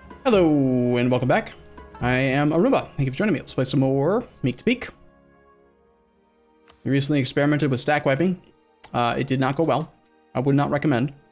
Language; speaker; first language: English; native; English